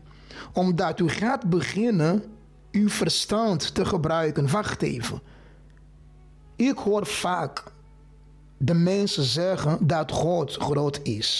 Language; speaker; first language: Dutch; non-native, fluent; Portuguese